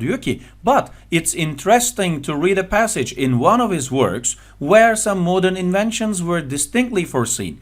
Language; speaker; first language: English; non-native, fluent; Turkish